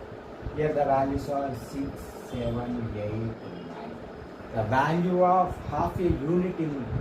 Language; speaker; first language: English; non-native, local second language; Telugu